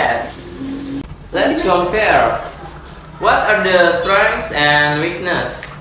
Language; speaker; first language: English; non-native, learner; Indonesian